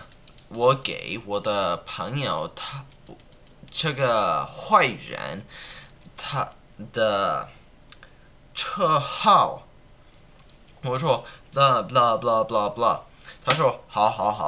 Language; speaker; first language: Chinese; non-native, learner; English